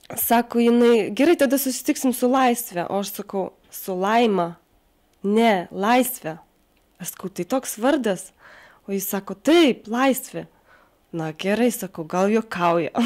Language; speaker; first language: Lithuanian; native; Lithuanian